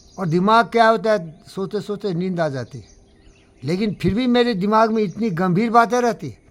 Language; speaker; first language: Hindi; non-native, local second language; Bangla